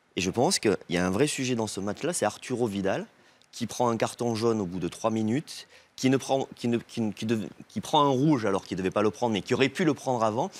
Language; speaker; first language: French; native; French